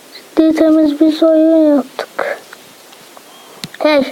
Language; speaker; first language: Turkish; native; Turkish